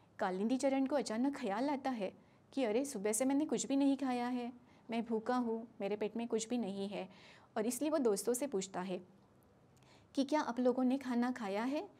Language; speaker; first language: Hindi; non-native, local second language; Marathi